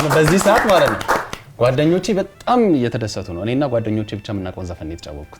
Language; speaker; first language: Amharic; native; Amharic